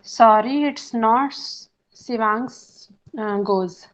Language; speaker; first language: English; non-native, learner; Hindi